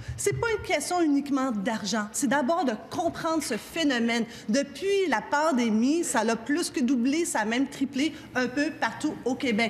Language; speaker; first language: French; early bilingual, other home language; Arabic